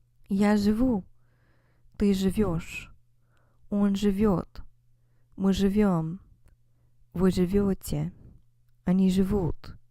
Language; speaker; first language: Russian; non-native, fluent; English